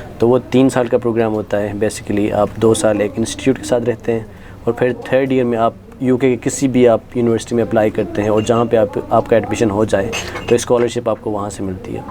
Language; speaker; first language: Urdu; non-native, local second language; Khowar